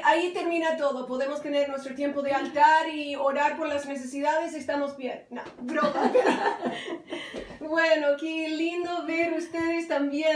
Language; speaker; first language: Spanish; non-native, fluent; English